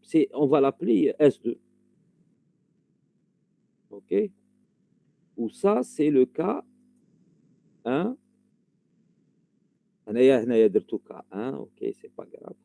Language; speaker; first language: French; non-native, local second language; Arabic